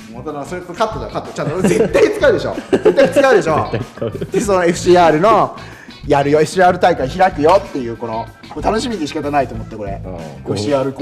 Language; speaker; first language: Japanese; native; Japanese